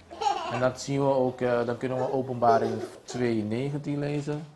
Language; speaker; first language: Dutch; non-native, local second language; Papiamento